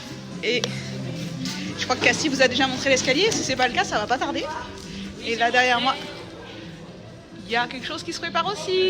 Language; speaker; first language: French; native; French